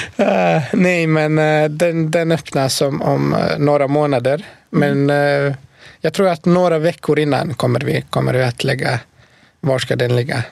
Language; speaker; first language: Swedish; non-native, fluent; Bosnian